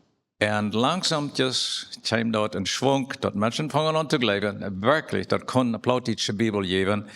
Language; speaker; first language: German; non-native, learner; Plautdietsch